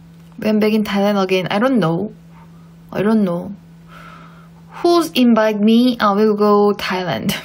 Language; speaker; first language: English; non-native, learner; Korean